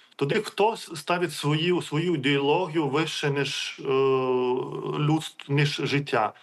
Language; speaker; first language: Ukrainian; non-native, fluent; Lithuanian